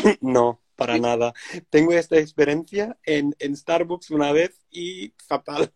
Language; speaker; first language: Spanish; non-native, fluent; English